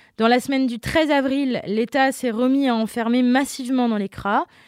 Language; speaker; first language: French; native; French